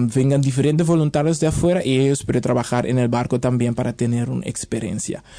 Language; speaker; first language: Spanish; non-native, fluent; Papiamento